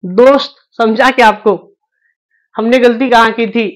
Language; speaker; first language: Hindi; non-native, local second language; Marathi